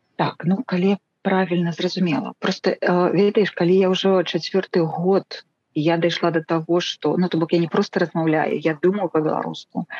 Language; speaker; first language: Belarusian; non-native, local second language; Russian